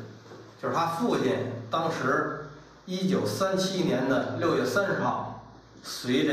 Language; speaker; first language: Chinese; native; Chinese